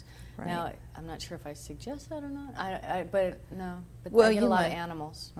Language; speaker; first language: English; native; English